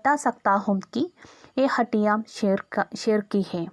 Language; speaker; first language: Hindi; non-native, local second language; Malayalam